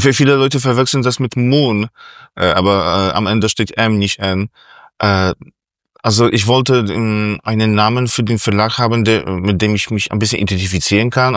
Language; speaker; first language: German; non-native, fluent; Polish